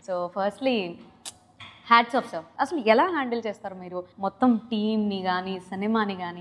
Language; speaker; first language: Telugu; native; Telugu